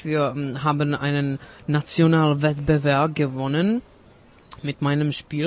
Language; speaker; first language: German; non-native, fluent; Czech